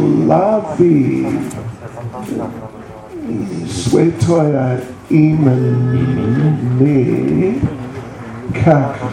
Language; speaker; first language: Russian; non-native, learner; English